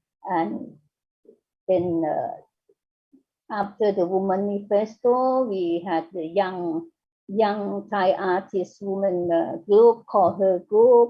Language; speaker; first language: English; non-native, fluent; Thai